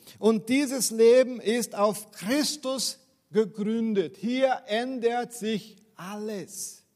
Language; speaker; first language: German; non-native, fluent; Portuguese